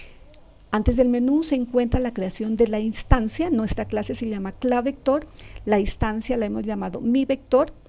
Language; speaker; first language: Spanish; native; Spanish